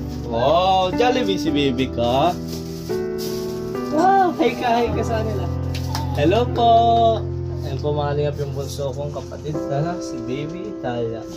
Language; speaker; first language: Filipino; non-native, local second language; Bikol